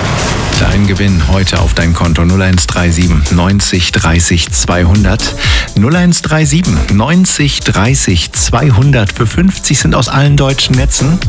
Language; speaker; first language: German; native; German